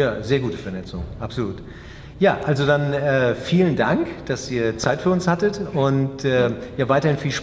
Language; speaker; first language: German; native; German